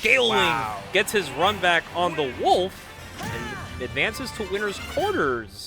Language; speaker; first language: English; native; English